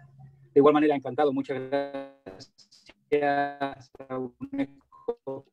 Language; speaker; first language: Spanish; native; Spanish